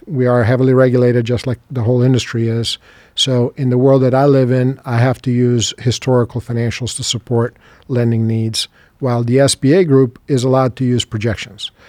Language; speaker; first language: English; non-native, fluent; Serbian